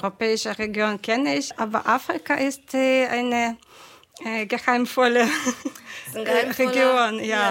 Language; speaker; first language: German; non-native, fluent; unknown